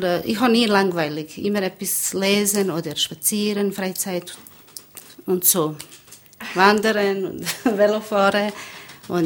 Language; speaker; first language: German; non-native, learner; Bosnian